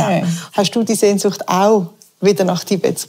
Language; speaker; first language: German; native; German